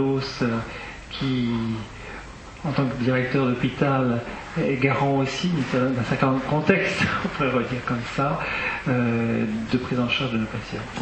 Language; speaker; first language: French; native; French